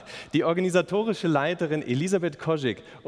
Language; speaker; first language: German; native; German